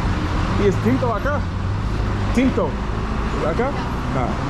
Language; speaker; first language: Spanish; non-native, learner; English